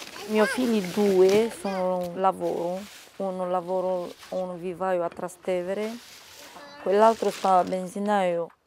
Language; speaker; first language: Italian; non-native, local second language; Romanian